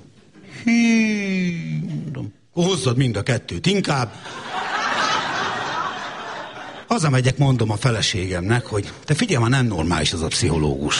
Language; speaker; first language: Hungarian; native; Hungarian